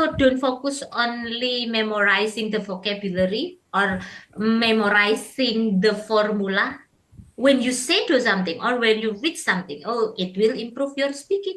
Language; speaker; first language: English; non-native, fluent; Indonesian